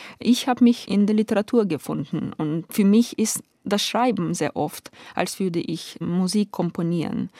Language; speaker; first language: German; non-native, fluent; Ukrainian